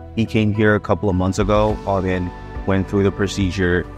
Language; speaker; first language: English; non-native, local second language; Yoruba